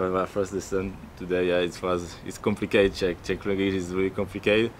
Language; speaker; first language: English; non-native, learner; French